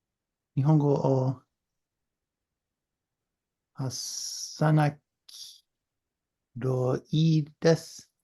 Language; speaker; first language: Japanese; non-native, learner; English